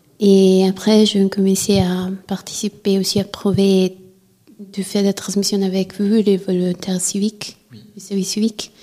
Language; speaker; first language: French; non-native, learner; Italian